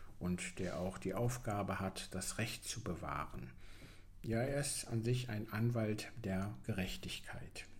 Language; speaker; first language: German; native; German